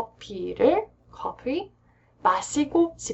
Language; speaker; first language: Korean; non-native, fluent; English